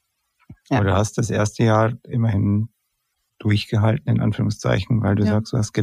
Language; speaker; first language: German; native; German